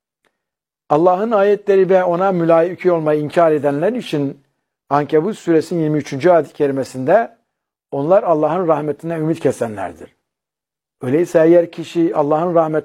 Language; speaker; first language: Turkish; native; Turkish